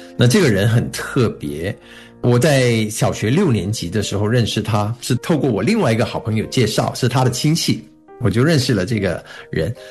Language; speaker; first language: Chinese; native; Chinese